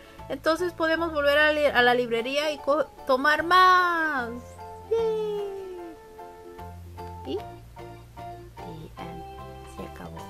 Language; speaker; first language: Spanish; early bilingual, heritage; Spanish